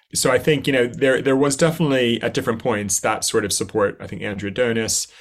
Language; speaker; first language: English; native; English